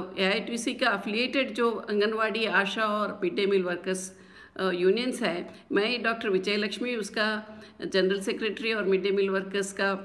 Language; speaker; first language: Hindi; non-native, local second language; Telugu